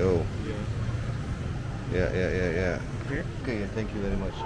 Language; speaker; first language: English; non-native, learner; Turkish